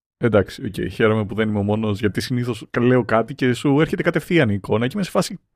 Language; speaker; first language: Greek; native; Greek